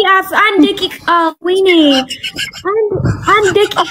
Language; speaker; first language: Amharic; non-native, learner; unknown